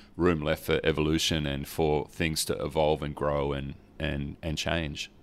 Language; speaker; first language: English; early bilingual, other home language; Dutch